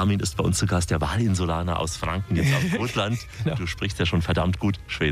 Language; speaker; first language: German; native; German